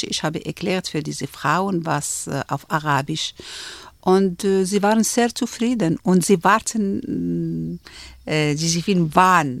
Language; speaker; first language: German; non-native, learner; Arabic